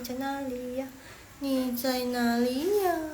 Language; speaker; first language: Chinese; non-native, fluent; Indonesian